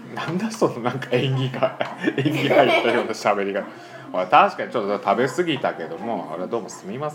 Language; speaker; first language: Japanese; native; Japanese